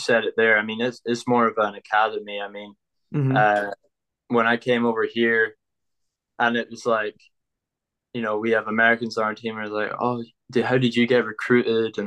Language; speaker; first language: English; native; English